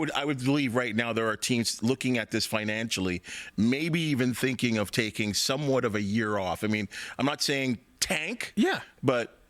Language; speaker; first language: English; native; English